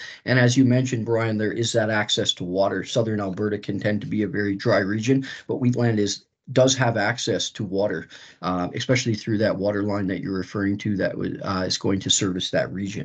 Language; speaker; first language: English; native; English